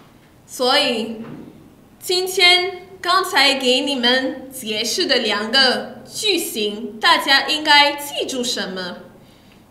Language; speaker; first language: Chinese; non-native, fluent; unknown